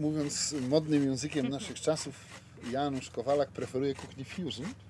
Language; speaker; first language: Polish; native; Polish